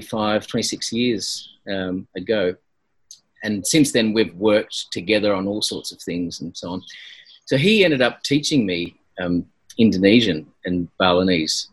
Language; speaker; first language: English; native; English